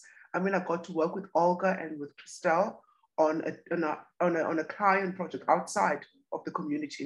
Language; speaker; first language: English; non-native, local second language; Xhosa